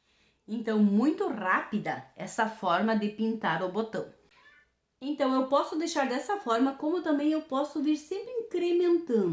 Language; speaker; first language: Portuguese; native; Portuguese